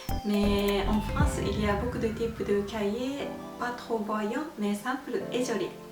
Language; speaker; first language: French; non-native, fluent; Japanese